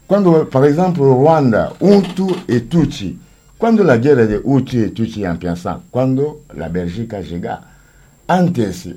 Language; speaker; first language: Spanish; non-native, learner; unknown